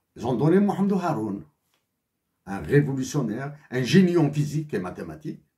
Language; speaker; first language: French; non-native, local second language; Kabyle